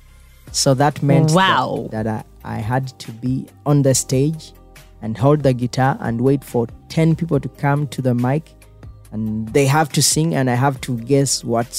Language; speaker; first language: English; non-native, local second language; Ganda